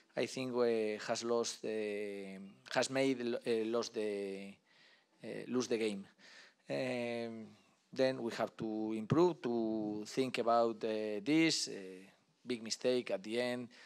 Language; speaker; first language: English; non-native, learner; Spanish